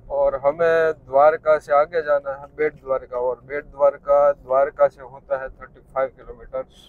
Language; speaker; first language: Hindi; non-native, local second language; Gujarati